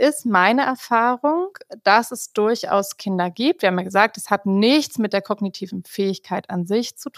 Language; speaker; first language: German; native; German